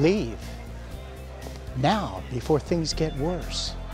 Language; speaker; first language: English; native; English